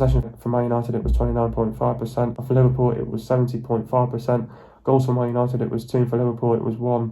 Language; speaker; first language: English; native; English